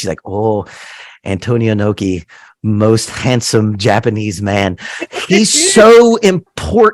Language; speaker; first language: English; native; English